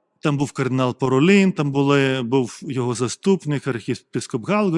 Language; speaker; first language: Ukrainian; non-native, fluent; Lithuanian